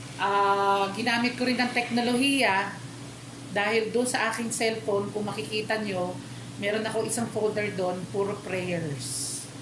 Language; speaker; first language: Filipino; native; Filipino